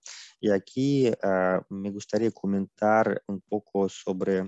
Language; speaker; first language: Spanish; non-native, fluent; Russian